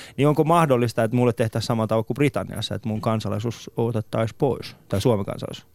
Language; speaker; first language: Finnish; early bilingual, other home language; Persian